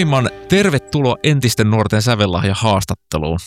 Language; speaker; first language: Finnish; native; Finnish